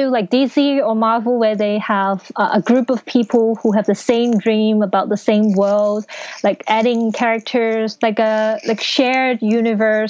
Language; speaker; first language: English; non-native, local second language; Cantonese